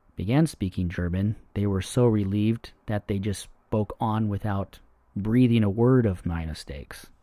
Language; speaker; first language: English; native; English